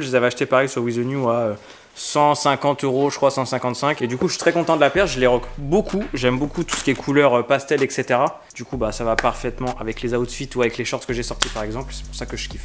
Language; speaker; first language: French; native; French